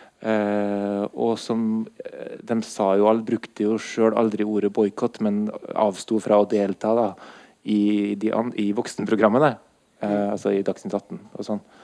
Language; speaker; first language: Norwegian; native; Norwegian